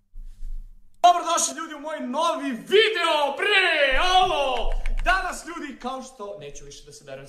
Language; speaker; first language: Croatian; native; Croatian